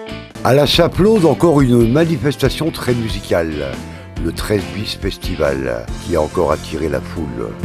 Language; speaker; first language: French; native; French